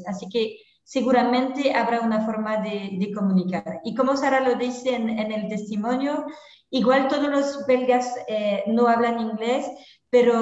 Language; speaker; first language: Spanish; non-native, fluent; French